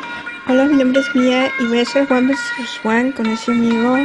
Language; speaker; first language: Spanish; early bilingual, heritage; Spanish